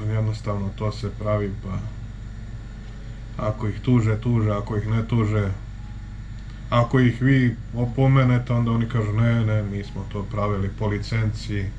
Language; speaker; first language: Serbian; native; Serbian